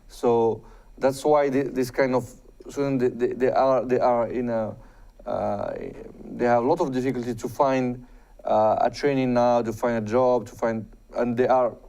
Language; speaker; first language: English; non-native, fluent; Arabic